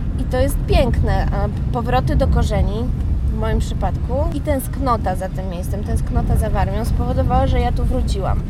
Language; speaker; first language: Polish; native; Polish